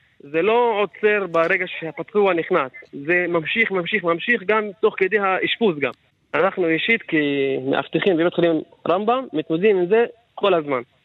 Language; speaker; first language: Hebrew; non-native, local second language; Arabic